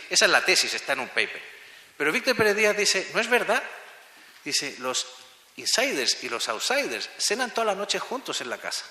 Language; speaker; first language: Spanish; native; Spanish